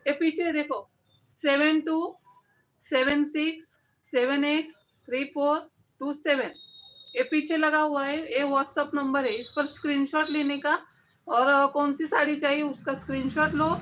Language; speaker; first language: Hindi; non-native, local second language; Marathi